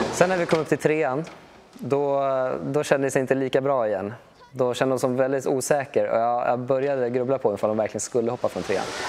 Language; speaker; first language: Swedish; native; Swedish